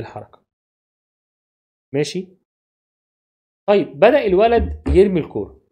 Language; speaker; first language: Arabic; native; Arabic